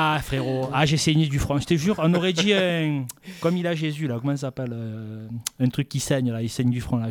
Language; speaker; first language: French; native; French